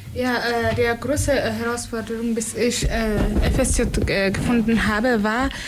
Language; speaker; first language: German; non-native, fluent; Tigrinya